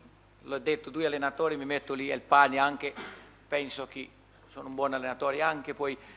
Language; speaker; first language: Italian; non-native, fluent; Portuguese